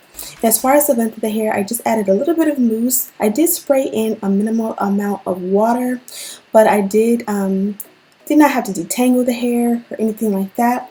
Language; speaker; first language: English; native; English